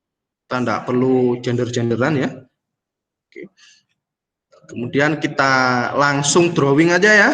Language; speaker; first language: Indonesian; native; Indonesian